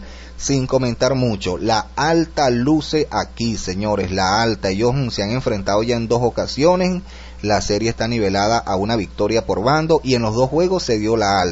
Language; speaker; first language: Spanish; native; Spanish